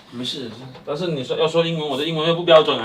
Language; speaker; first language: Chinese; native; Chinese